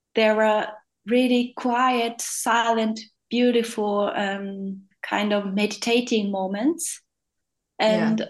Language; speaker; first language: English; non-native, fluent; Japanese